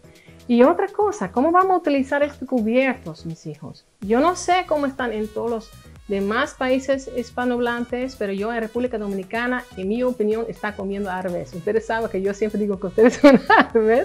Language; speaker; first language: Spanish; non-native, fluent; Dutch